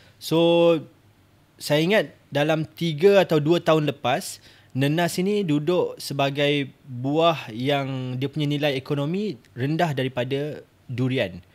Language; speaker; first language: Malay; native; Malay